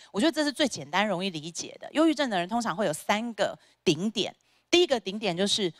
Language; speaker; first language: Chinese; native; Chinese